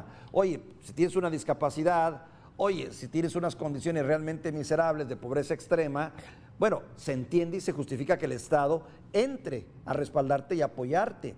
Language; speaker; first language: Spanish; native; Spanish